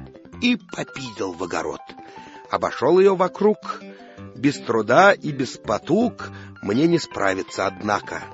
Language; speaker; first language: Russian; native; Russian